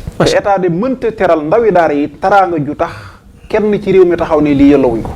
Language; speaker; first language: Wolof; native; Wolof